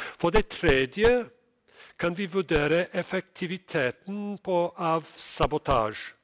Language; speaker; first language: Norwegian; non-native, fluent; English